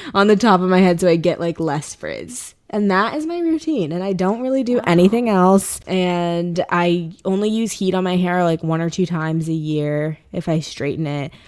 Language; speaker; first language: English; native; English